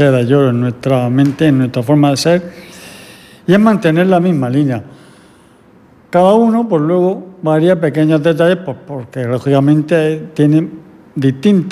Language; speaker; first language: Spanish; native; Spanish